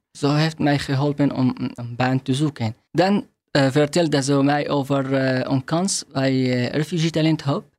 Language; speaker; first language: Dutch; non-native, learner; Arabic